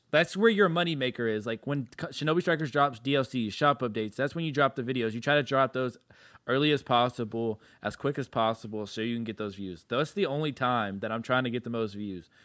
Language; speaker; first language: English; native; English